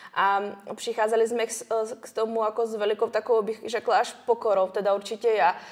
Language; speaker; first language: Czech; native; Czech